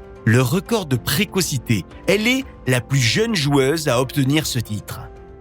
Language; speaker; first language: French; native; French